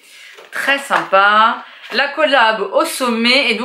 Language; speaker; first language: French; native; French